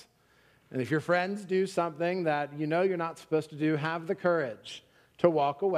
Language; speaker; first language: English; native; English